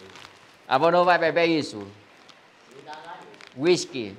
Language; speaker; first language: Portuguese; non-native, learner; Vietnamese